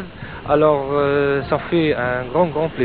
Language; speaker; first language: French; non-native, fluent; Arabic